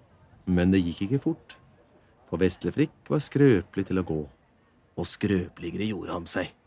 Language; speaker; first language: Norwegian; native; Norwegian